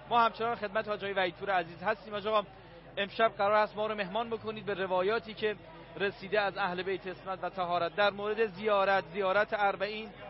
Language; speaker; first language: Persian; native; Persian